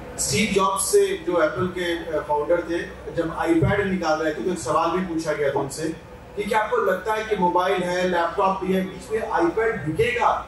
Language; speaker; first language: Hindi; native; Hindi